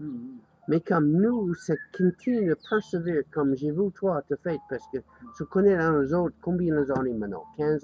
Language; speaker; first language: French; non-native, learner; English